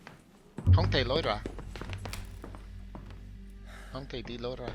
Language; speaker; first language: Vietnamese; non-native, learner; English